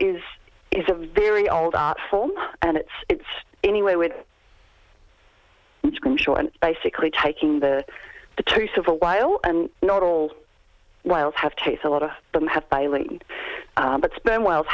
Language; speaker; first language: English; native; English